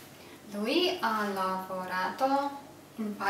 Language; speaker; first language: Italian; non-native, learner; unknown